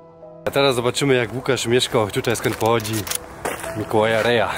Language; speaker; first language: Polish; native; Polish